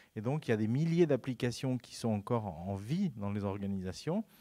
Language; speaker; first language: French; non-native, fluent; Spanish